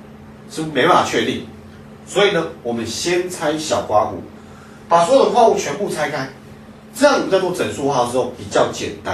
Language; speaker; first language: Chinese; native; Chinese